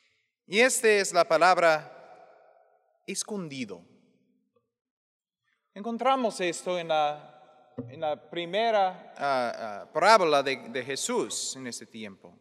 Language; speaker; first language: Spanish; non-native, fluent; English